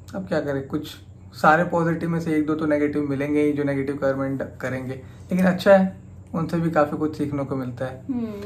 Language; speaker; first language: Hindi; native; Hindi